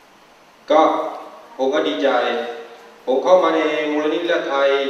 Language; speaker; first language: Thai; non-native, fluent; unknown